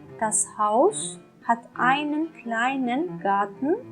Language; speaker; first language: German; non-native, fluent; Turkish